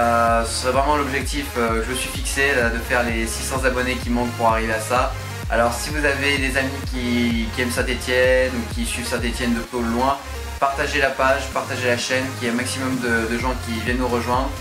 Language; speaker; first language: French; native; French